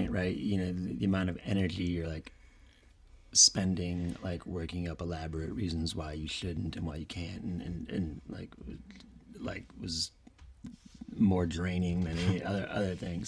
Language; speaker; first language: English; native; English